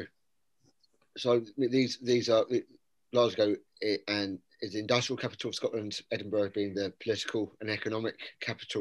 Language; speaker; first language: English; native; English